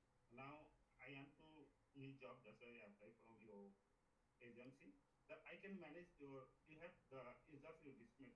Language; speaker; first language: English; non-native, learner; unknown